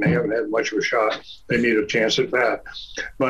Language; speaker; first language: English; native; English